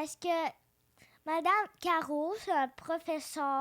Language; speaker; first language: French; early bilingual, other home language; Ukrainian